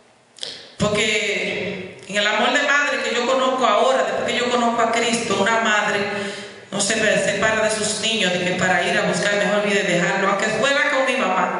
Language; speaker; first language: Spanish; native; Spanish